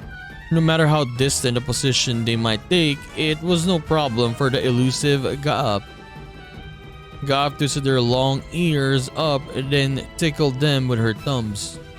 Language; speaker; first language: English; native; English